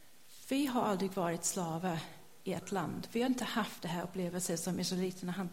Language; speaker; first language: Swedish; non-native, fluent; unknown